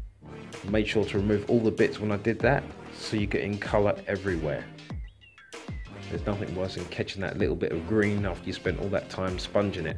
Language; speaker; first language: English; native; English